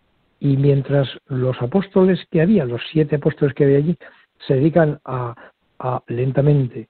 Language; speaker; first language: Spanish; native; Spanish